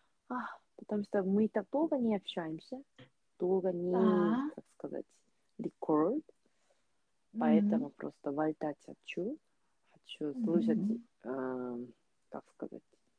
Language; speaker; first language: Russian; non-native, learner; Korean